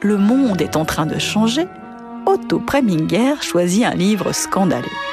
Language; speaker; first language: French; native; French